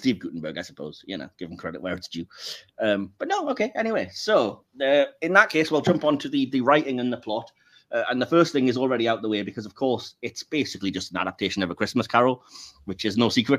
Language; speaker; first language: English; native; English